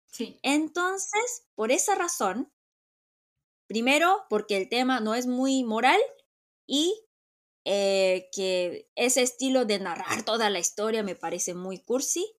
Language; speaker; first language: Spanish; non-native, fluent; Korean